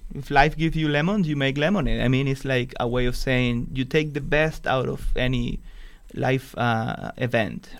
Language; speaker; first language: English; non-native, fluent; Spanish